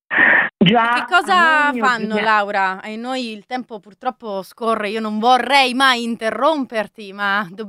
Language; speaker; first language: Italian; native; Italian